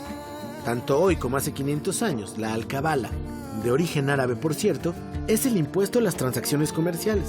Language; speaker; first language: Spanish; native; Spanish